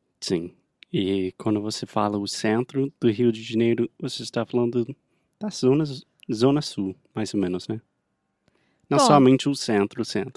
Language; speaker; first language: Portuguese; non-native, fluent; English